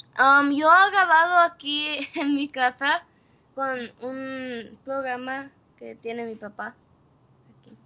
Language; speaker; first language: Spanish; early bilingual, heritage; Spanish